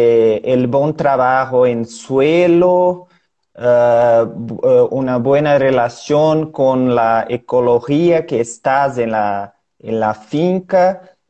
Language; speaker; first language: Spanish; non-native, learner; Portuguese